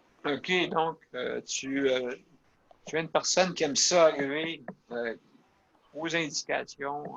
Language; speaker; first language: French; native; French